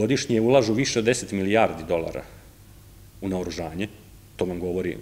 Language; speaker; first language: Serbian; native; Serbian